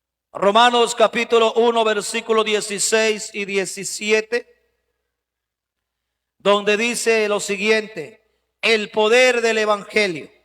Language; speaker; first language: Spanish; native; Spanish